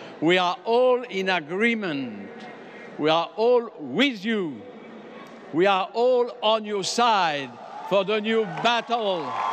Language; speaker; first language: English; non-native, fluent; French